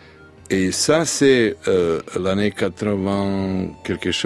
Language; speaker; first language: French; non-native, learner; Serbian